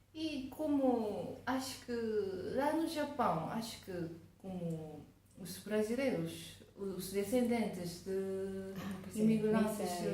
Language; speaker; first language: Portuguese; non-native, fluent; Japanese